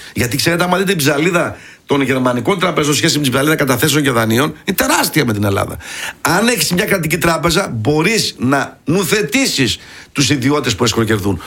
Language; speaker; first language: Greek; early bilingual, heritage; Greek